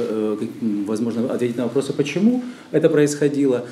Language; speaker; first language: Russian; native; Russian